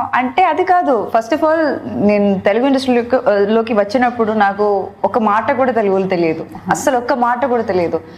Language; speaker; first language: Telugu; non-native, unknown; Malayalam